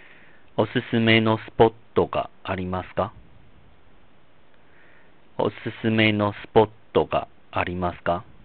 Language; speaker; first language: Japanese; non-native, fluent; Chinese